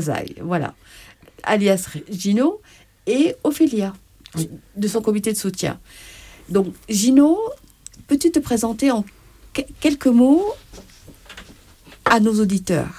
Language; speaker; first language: French; native; French